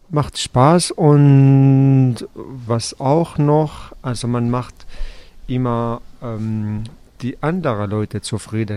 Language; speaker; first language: German; non-native, fluent; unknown